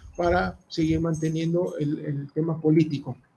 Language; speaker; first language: Spanish; native; Spanish